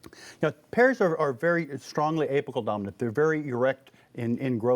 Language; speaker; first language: English; native; English